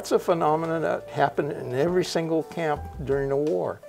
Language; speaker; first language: English; native; English